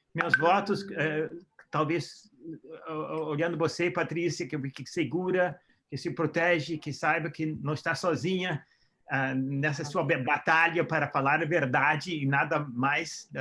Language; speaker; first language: Portuguese; non-native, fluent; English